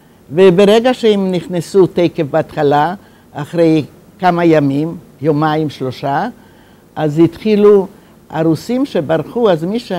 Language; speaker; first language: Hebrew; non-native, fluent; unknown